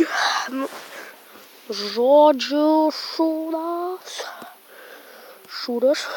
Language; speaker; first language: Lithuanian; native; Lithuanian